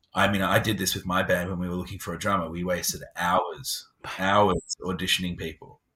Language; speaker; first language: English; native; English